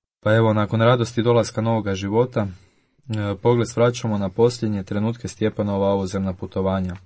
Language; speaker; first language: Croatian; native; Croatian